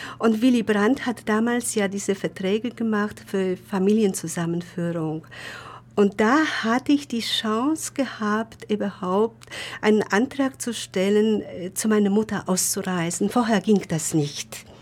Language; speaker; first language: German; non-native, fluent; Polish